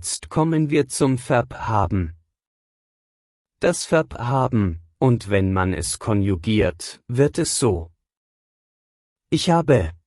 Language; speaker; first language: German; non-native, fluent; Persian